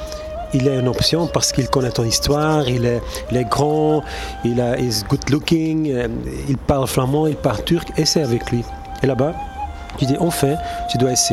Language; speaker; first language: French; non-native, local second language; Turkish